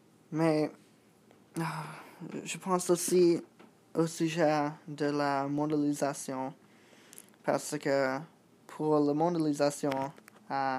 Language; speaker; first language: French; non-native, learner; English